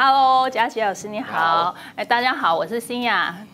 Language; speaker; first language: Chinese; native; Chinese